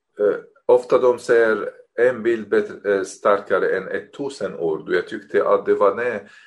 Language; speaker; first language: Swedish; non-native, fluent; Arabic